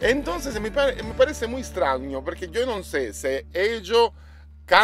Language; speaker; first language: Spanish; non-native, learner; Italian